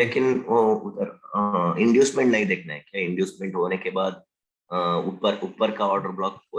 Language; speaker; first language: Hindi; non-native, local second language; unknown